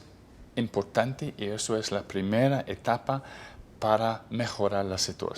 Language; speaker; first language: Spanish; non-native, fluent; English